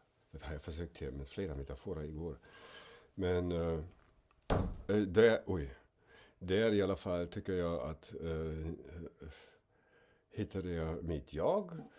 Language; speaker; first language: Swedish; non-native, fluent; German